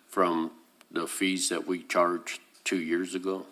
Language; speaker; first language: English; native; English